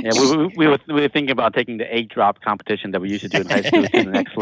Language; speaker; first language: English; native; English